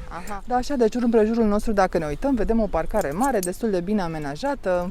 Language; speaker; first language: Romanian; native; Romanian